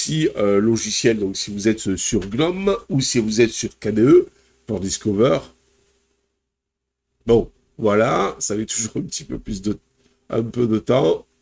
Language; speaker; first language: French; native; French